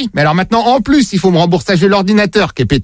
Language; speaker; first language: French; native; French